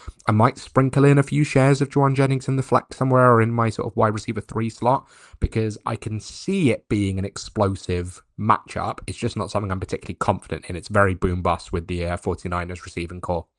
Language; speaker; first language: English; native; English